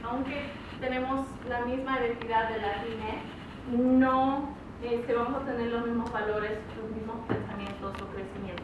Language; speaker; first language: Spanish; early bilingual, other home language; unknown